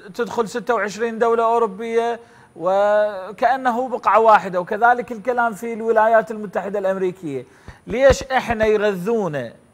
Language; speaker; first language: Arabic; native; Arabic